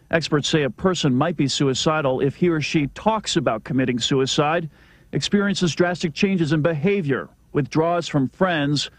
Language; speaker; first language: English; native; English